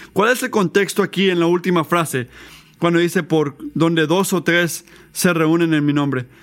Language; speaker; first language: Spanish; non-native, fluent; English